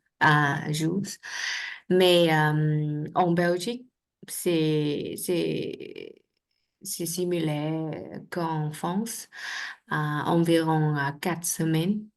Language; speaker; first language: French; non-native, learner; Vietnamese